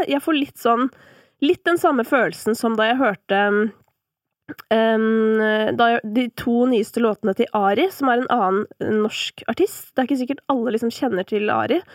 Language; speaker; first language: Norwegian; native; Norwegian